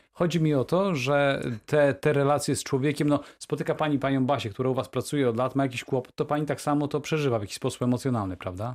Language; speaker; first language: Polish; native; Polish